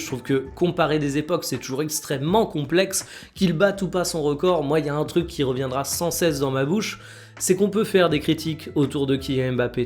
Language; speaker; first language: French; native; French